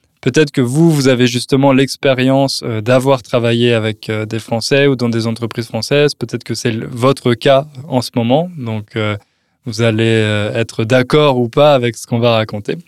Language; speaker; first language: French; native; French